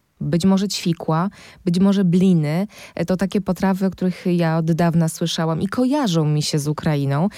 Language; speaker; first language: Polish; non-native, fluent; Ukrainian